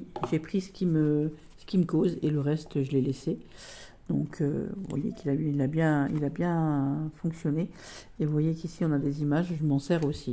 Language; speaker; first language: French; native; French